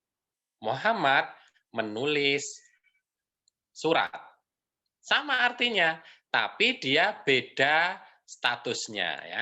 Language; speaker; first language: Indonesian; native; Indonesian